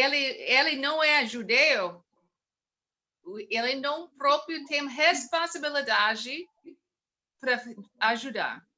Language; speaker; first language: Portuguese; non-native, learner; English